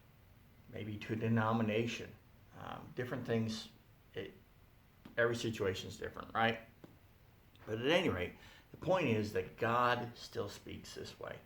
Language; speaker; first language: English; native; English